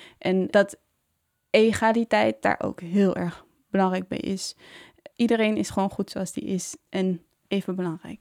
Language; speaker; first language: Dutch; native; Dutch